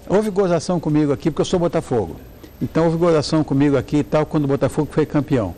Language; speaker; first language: Portuguese; native; Portuguese